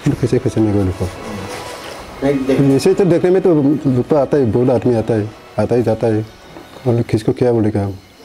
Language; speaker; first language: Hindi; non-native, local second language; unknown